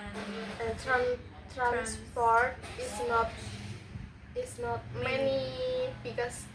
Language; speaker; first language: English; non-native, learner; Indonesian